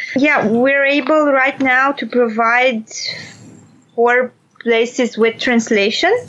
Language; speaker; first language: English; non-native, fluent; Romanian